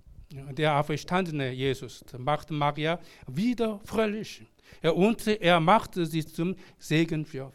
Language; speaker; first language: German; non-native, learner; Korean